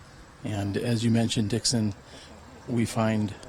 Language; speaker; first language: English; native; English